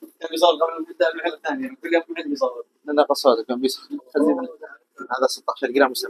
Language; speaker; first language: Arabic; non-native, learner; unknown